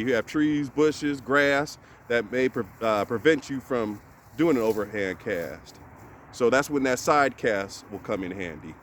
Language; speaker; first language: English; native; English